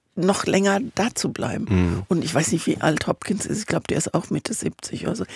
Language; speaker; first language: German; native; German